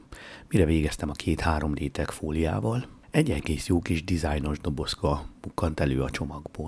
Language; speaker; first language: Hungarian; native; Hungarian